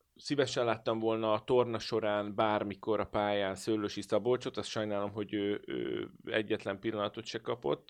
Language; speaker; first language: Hungarian; native; Hungarian